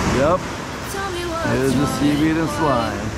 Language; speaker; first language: English; native; English